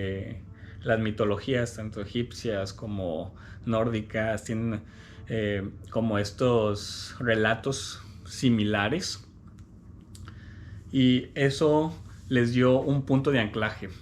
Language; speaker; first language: Spanish; native; Spanish